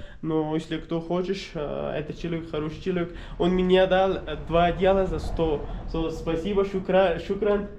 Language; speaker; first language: Russian; non-native, learner; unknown